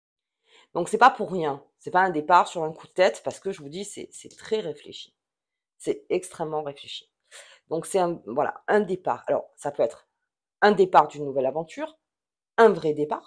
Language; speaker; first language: French; native; French